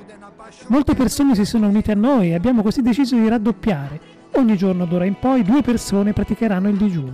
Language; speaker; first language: Italian; native; Italian